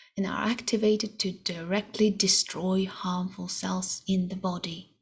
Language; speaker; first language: English; non-native, fluent; Russian